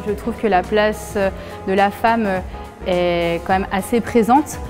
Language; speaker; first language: French; native; French